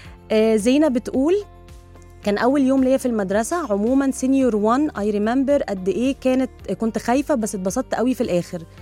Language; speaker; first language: Arabic; native; Arabic